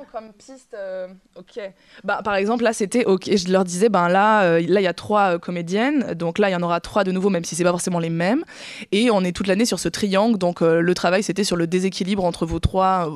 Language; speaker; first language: French; native; French